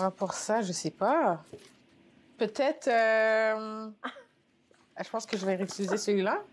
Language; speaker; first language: French; early bilingual, other home language; Haitian Creole